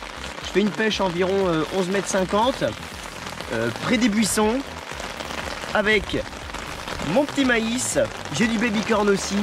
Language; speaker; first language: French; native; French